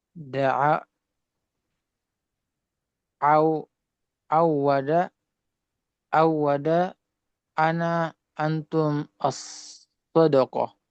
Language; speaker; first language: Arabic; non-native, learner; Indonesian